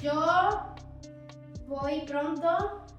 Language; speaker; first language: Spanish; native; Spanish